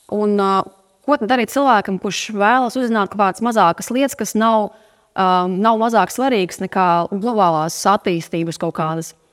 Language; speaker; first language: Latvian; non-native, local second language; Russian